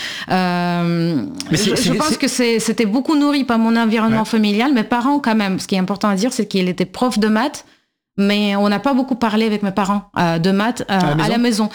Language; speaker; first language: French; non-native, fluent; Russian